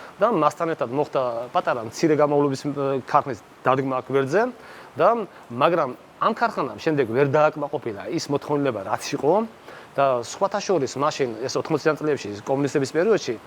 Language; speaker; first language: Georgian; native; Georgian